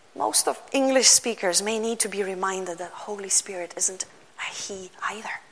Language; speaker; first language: English; non-native, fluent; Lithuanian